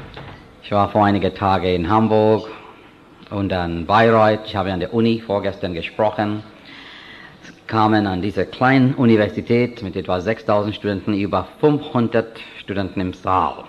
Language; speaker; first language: German; non-native, fluent; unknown